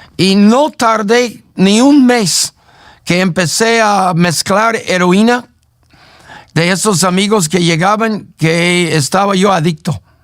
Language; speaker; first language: Spanish; non-native, fluent; English